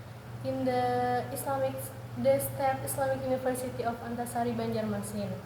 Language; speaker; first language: English; non-native, learner; Indonesian